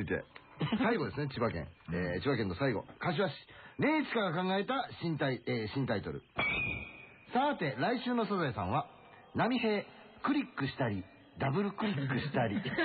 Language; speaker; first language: Japanese; native; Japanese